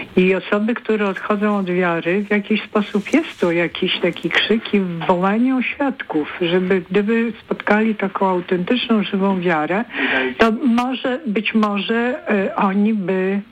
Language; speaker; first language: Polish; non-native, fluent; Bulgarian